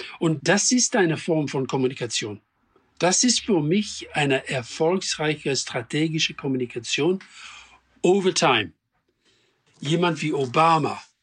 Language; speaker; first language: German; non-native, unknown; English